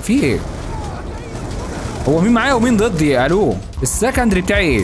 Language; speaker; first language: Arabic; native; Arabic